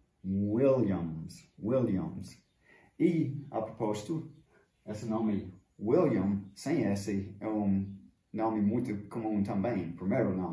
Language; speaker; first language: Portuguese; non-native, fluent; English